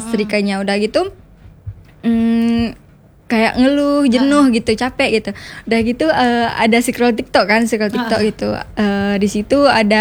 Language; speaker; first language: Indonesian; native; Indonesian